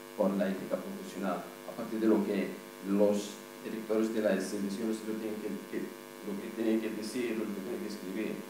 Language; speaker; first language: Spanish; non-native, fluent; Arabic